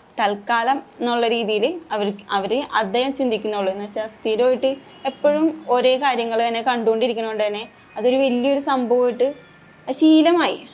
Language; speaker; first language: Malayalam; native; Malayalam